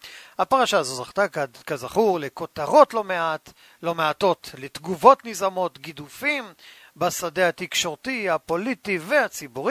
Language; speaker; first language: Hebrew; native; Hebrew